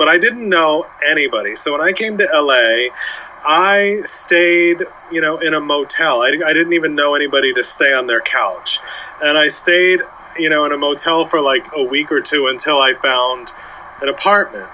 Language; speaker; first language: English; native; English